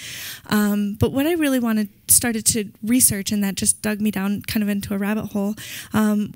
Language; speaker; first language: English; native; English